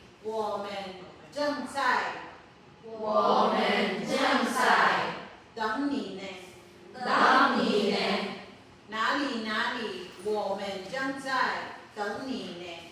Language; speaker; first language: Chinese; non-native, fluent; Filipino